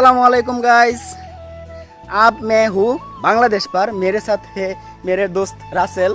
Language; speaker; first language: Hindi; non-native, learner; Bangla